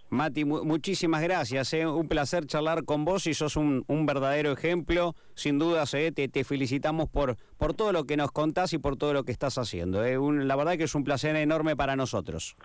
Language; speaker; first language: Spanish; native; Spanish